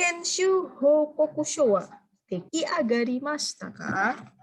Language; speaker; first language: Japanese; non-native, fluent; Indonesian